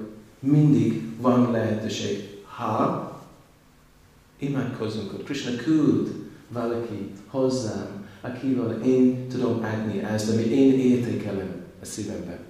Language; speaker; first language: Hungarian; non-native, learner; English